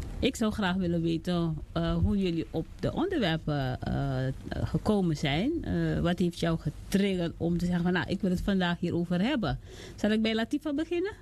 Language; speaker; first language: Dutch; native; Dutch